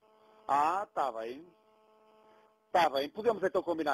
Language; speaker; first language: Portuguese; native; Portuguese